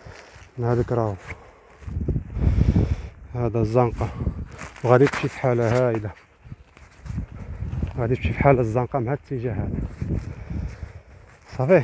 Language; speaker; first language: Arabic; native; Arabic